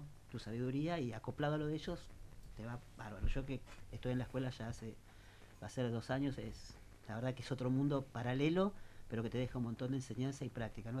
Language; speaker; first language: Spanish; native; Spanish